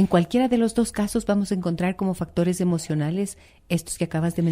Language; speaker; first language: Spanish; native; Spanish